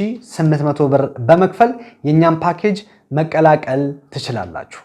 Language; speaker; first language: Amharic; native; Amharic